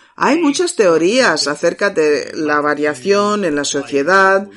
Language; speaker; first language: Spanish; non-native, fluent; English